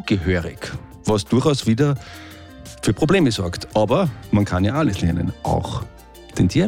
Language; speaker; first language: German; native; German